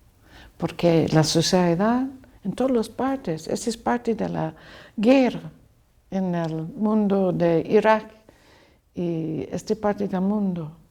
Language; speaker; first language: Spanish; non-native, learner; English